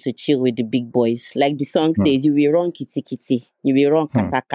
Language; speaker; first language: English; non-native, local second language; Yoruba